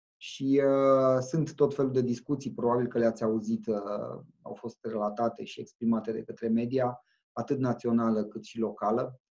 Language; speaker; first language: Romanian; native; Romanian